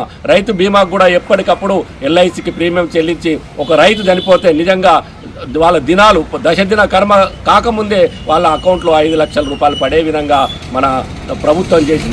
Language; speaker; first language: Telugu; native; Telugu